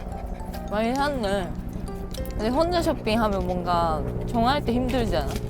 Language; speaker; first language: Korean; non-native, fluent; Japanese